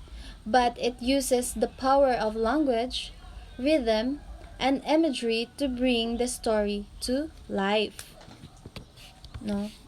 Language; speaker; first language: English; non-native, fluent; Filipino